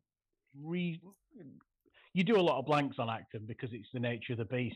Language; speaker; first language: English; native; English